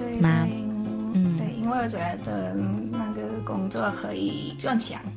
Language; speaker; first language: Chinese; non-native, learner; Thai